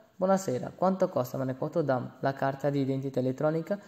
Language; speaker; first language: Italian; non-native, fluent; Bangla